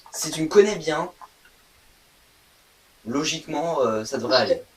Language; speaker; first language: French; native; French